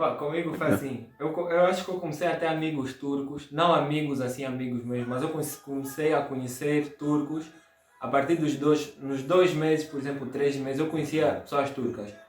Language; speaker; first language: Portuguese; native; Portuguese